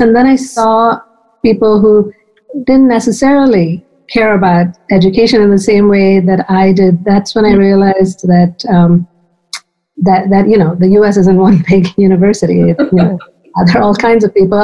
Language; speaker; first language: English; non-native, local second language; Hindi